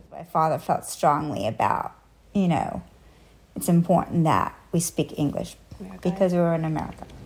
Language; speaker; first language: English; early bilingual, other home language; Portuguese